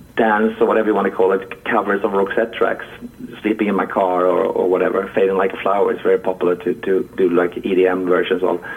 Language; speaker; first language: English; non-native, fluent; Swedish